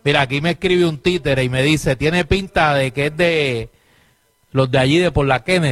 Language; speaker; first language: Spanish; native; Spanish